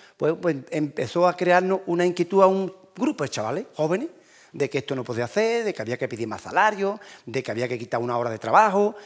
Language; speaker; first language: Spanish; native; Spanish